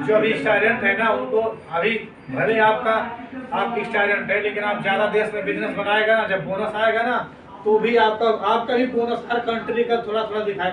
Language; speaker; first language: Hindi; non-native, learner; Nepali